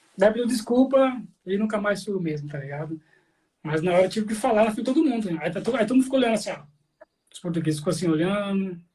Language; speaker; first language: Portuguese; native; Portuguese